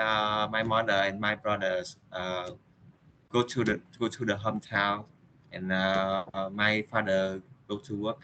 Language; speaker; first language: English; non-native, learner; Vietnamese